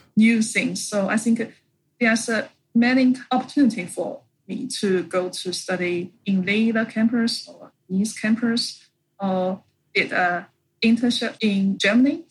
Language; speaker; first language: English; non-native, fluent; Chinese